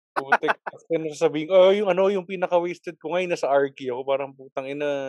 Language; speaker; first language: Filipino; native; Filipino